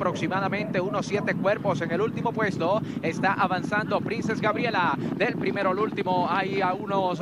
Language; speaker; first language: Spanish; native; Spanish